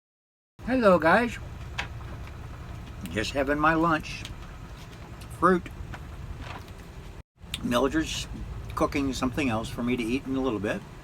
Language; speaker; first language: English; non-native, local second language; Filipino